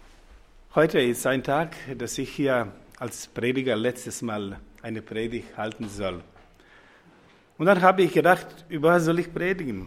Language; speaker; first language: German; non-native, fluent; Croatian